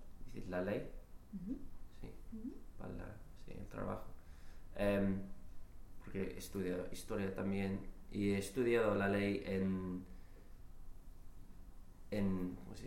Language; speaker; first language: Spanish; non-native, learner; English